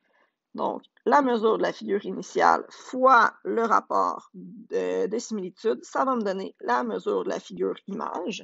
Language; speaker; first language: French; native; French